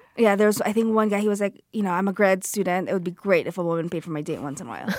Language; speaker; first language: English; non-native, local second language; Filipino